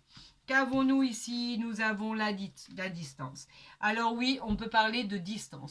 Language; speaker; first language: French; native; French